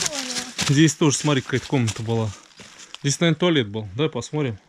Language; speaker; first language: Russian; native; Russian